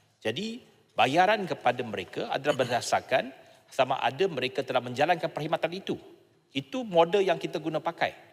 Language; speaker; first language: Malay; non-native, local second language; Chinese